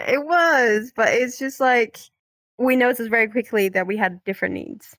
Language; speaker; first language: English; non-native, fluent; Dutch